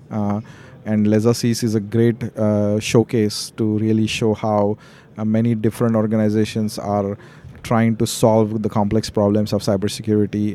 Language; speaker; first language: English; non-native, local second language; Marathi